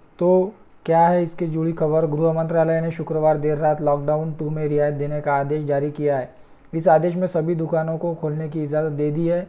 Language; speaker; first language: Hindi; non-native, local second language; Marathi